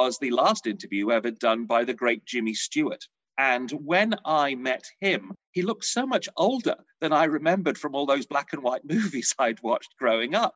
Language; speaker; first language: English; native; English